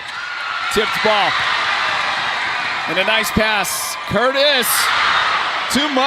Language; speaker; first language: English; native; English